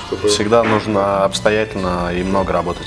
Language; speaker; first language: Russian; native; Russian